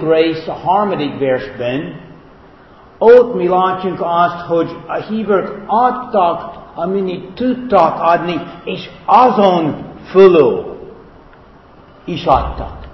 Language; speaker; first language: Hungarian; non-native, fluent; English